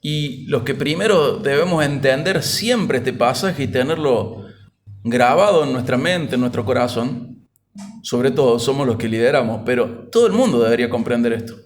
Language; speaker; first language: Spanish; native; Spanish